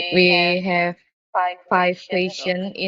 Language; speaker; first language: English; non-native, learner; Indonesian